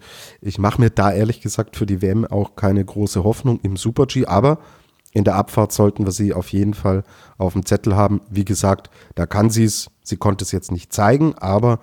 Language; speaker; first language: German; native; German